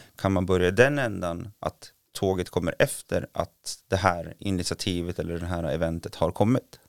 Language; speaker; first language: Swedish; native; Swedish